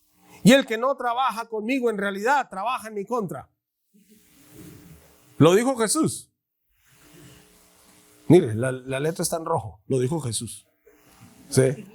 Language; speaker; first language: Spanish; native; Spanish